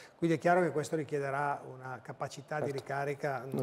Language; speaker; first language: Italian; native; Italian